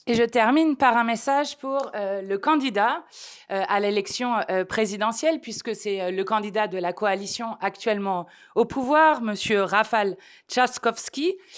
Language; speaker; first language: French; native; French